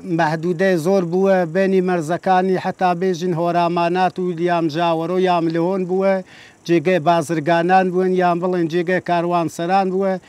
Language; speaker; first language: Central Kurdish; non-native, local second language; Gurani